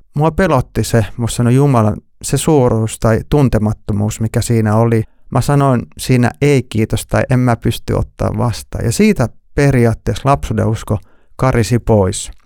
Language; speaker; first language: Finnish; native; Finnish